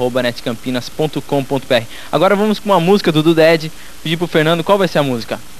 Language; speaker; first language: Portuguese; native; Portuguese